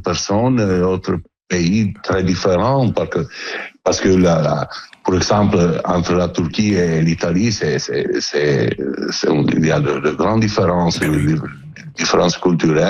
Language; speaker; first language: French; non-native, learner; Italian